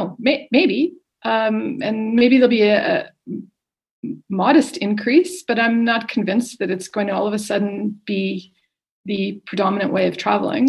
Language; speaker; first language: English; native; English